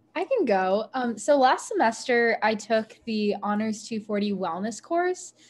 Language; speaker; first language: English; native; English